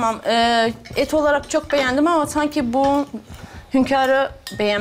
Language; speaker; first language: Turkish; native; Turkish